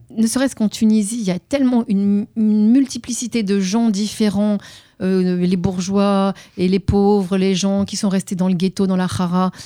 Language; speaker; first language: French; native; French